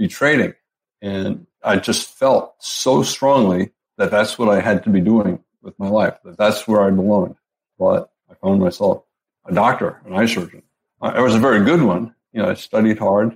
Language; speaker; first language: English; native; English